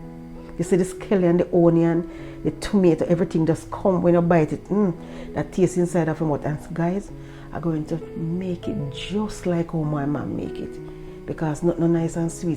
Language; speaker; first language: English; non-native, local second language; Jamaican Creole English